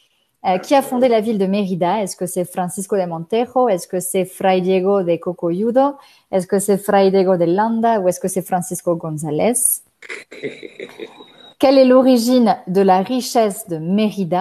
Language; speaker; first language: French; native; French